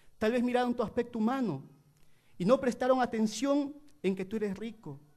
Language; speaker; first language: Spanish; native; Spanish